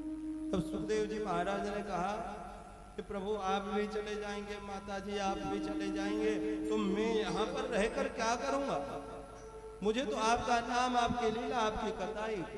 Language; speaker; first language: Hindi; native; Hindi